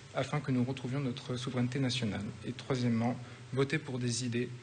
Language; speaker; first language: French; native; French